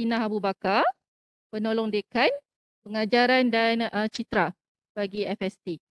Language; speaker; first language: Malay; native; Malay